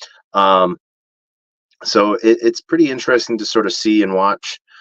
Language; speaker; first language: English; native; English